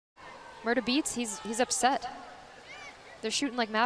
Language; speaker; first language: English; native; English